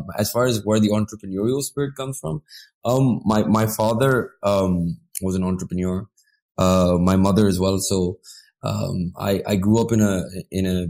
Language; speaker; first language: English; non-native, local second language; Urdu